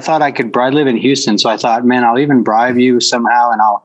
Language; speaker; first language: English; native; English